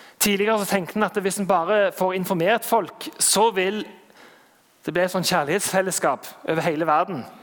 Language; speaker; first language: Norwegian; native; Norwegian